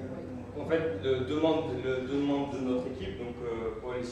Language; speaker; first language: French; native; French